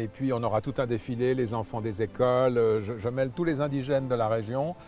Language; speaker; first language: French; native; French